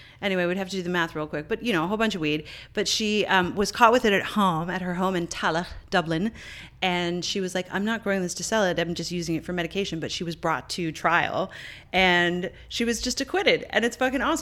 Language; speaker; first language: English; native; English